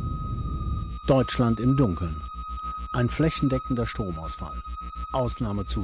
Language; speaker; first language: German; native; German